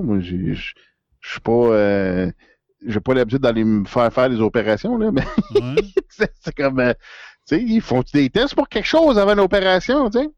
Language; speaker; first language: French; native; French